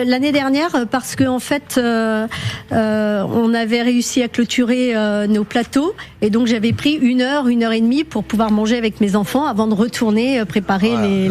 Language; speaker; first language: French; native; French